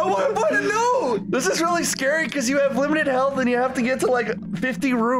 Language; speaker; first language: English; native; English